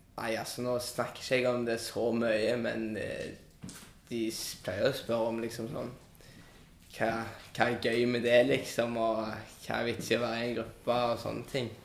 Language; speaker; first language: Norwegian; native; Norwegian